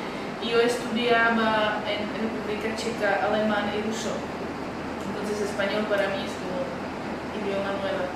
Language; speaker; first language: Spanish; non-native, learner; Czech